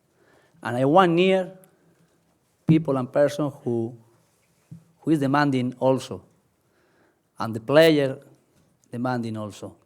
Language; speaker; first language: English; non-native, learner; Spanish